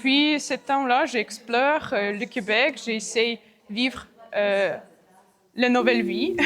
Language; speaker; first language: French; non-native, learner; Ukrainian